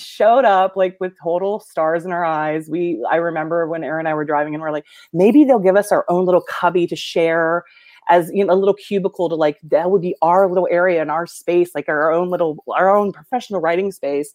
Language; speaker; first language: English; native; English